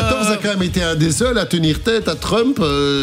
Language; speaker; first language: French; native; French